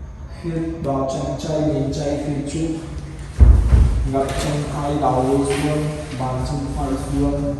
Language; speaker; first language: Vietnamese; non-native, learner; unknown